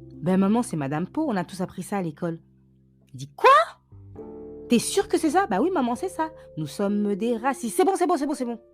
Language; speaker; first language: French; native; French